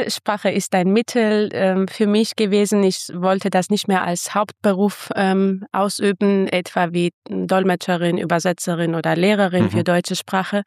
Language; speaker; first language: German; non-native, fluent; Armenian